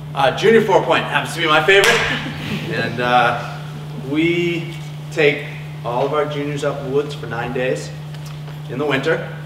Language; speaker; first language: English; native; English